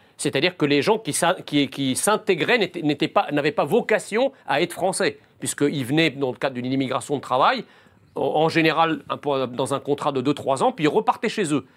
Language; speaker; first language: French; early bilingual, other home language; Arabic